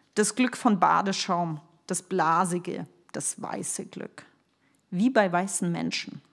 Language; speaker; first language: German; early bilingual, other home language; Russian